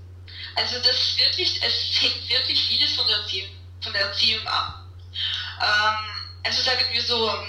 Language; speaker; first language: German; non-native, fluent; Russian